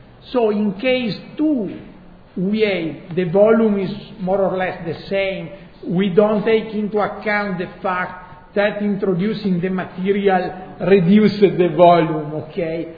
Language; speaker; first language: English; non-native, fluent; Italian